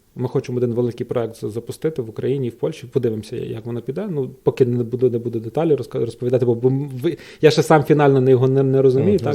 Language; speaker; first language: Ukrainian; native; Ukrainian